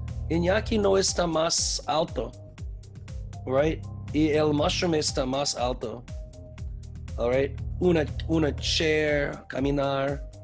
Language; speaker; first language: Spanish; non-native, learner; English